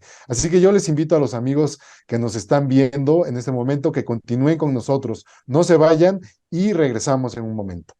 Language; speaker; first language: Spanish; native; Spanish